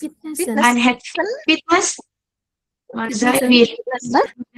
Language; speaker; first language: Dutch; non-native, learner; Indonesian